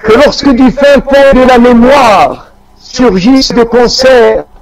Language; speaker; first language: French; non-native, local second language; Arabic